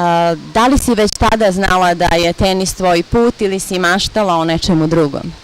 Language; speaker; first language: Bosnian; native; Bosnian